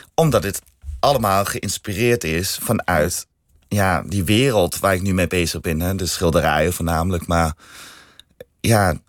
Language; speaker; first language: Dutch; non-native, fluent; Danish